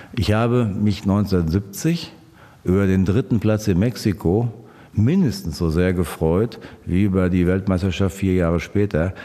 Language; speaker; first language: German; native; German